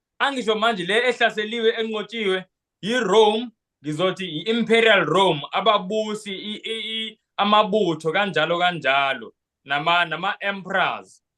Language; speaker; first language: Zulu; non-native, local second language; Xhosa